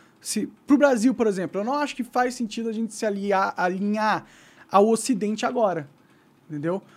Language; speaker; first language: Portuguese; native; Portuguese